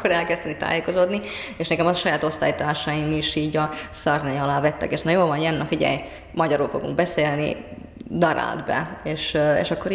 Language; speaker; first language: Hungarian; non-native, fluent; Finnish